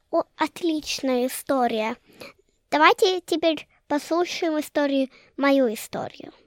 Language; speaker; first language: Russian; early bilingual, heritage; Russian